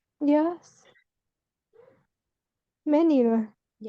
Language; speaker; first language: English; non-native, learner; Vietnamese